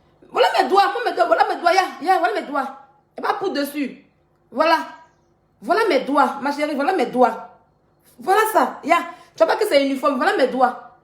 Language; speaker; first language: French; native; French